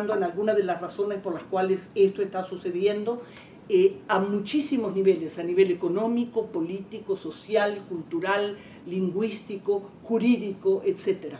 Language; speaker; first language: Spanish; native; Spanish